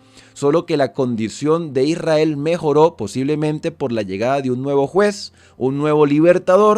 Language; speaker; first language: Spanish; native; Spanish